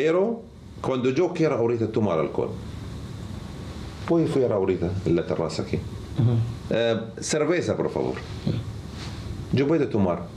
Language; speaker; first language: Spanish; non-native, learner; Arabic